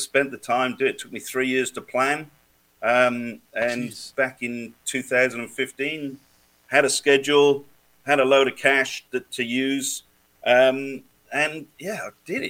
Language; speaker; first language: English; native; English